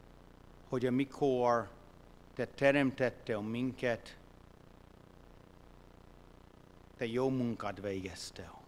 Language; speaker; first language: Hungarian; non-native, fluent; English